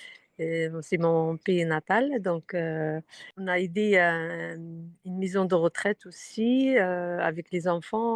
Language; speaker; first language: French; non-native, fluent; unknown